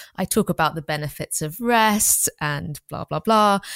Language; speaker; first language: English; native; English